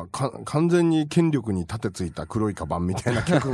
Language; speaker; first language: Japanese; native; Japanese